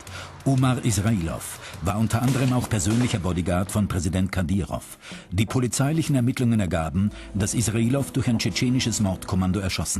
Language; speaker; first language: German; native; German